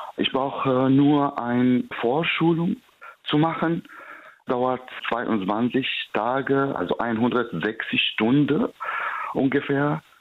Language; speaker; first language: German; non-native, fluent; Arabic